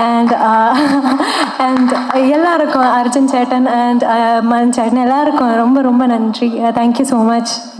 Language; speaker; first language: Tamil; non-native, learner; Malayalam